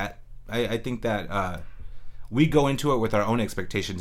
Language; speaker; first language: English; native; English